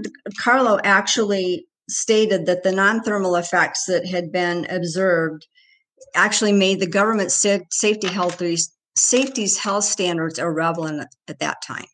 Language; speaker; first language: English; native; English